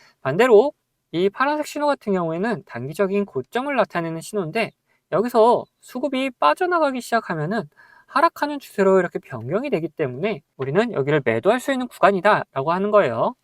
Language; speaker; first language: Korean; native; Korean